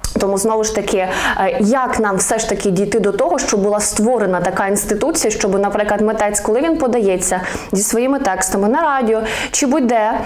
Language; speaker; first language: Ukrainian; native; Ukrainian